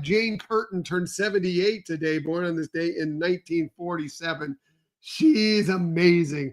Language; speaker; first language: English; native; English